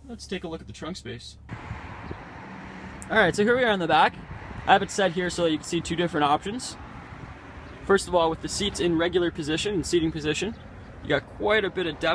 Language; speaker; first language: English; native; English